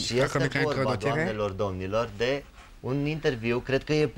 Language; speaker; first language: Romanian; native; Romanian